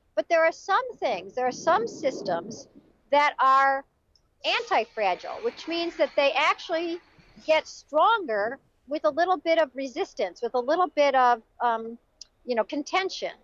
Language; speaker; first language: English; native; English